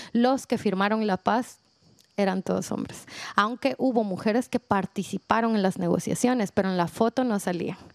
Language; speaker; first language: Spanish; native; Spanish